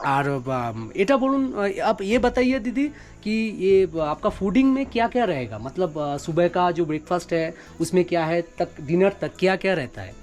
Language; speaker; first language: Hindi; non-native, local second language; Bangla